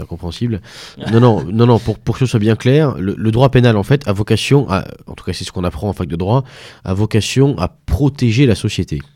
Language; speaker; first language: French; native; French